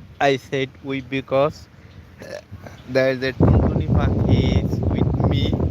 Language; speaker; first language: English; non-native, local second language; Bangla